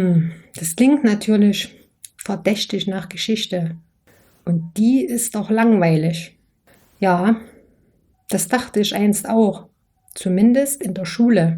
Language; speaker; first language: German; native; German